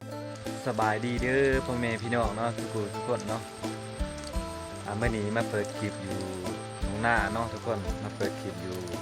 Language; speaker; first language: Thai; non-native, local second language; Northeastern Thai